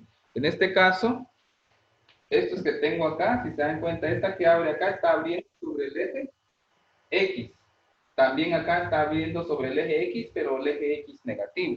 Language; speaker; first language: Spanish; native; Spanish